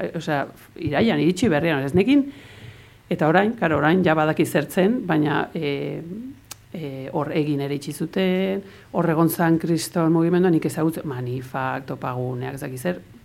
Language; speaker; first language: Basque; early bilingual, heritage; Spanish